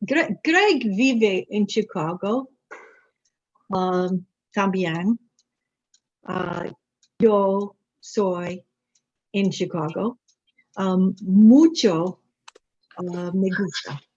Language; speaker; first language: Spanish; non-native, learner; English